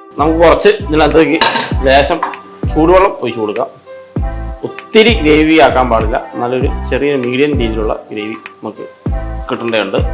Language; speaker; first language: Malayalam; native; Malayalam